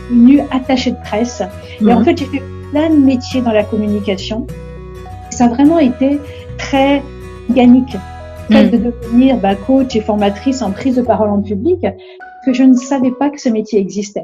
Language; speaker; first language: French; native; French